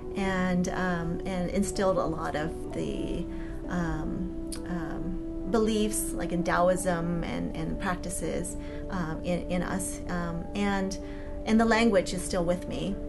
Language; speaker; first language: English; native; English